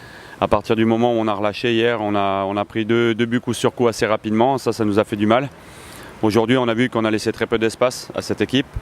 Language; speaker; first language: French; native; French